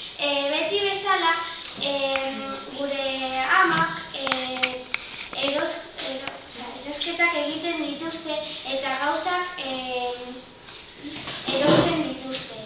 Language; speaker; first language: Basque; non-native, local second language; Spanish